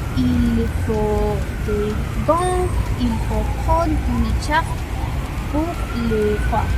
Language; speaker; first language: French; non-native, learner; Spanish